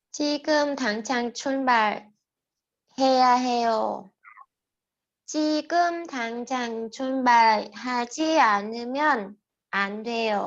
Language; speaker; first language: Korean; non-native, learner; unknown